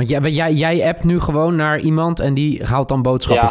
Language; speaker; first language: Dutch; native; Dutch